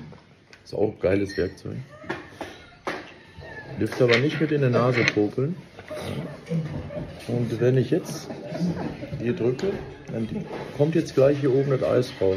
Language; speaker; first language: German; native; German